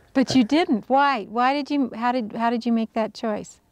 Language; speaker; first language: English; native; English